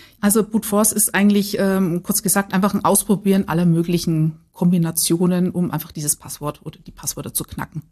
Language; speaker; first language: German; native; German